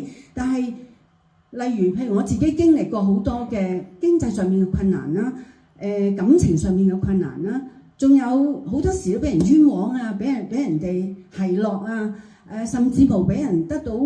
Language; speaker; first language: Cantonese; native; Cantonese